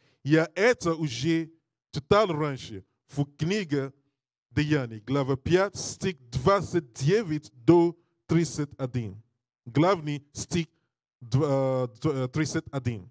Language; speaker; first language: Russian; non-native, learner; English